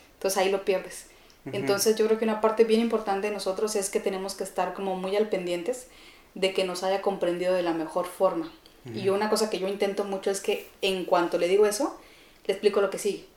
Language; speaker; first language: Spanish; native; Spanish